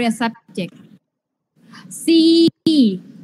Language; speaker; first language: English; non-native, learner; Thai